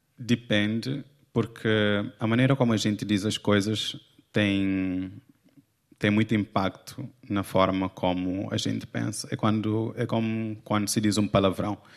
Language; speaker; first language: Portuguese; non-native, local second language; Kabuverdianu